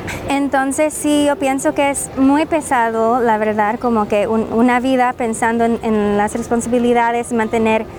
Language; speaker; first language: Spanish; non-native, fluent; English